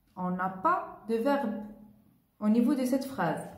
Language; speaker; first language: French; non-native, local second language; Arabic